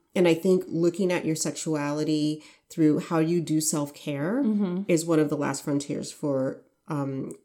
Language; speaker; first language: English; native; English